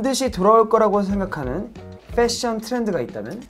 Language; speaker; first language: Korean; native; Korean